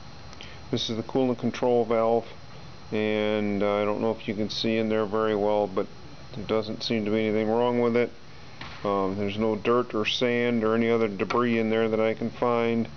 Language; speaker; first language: English; native; English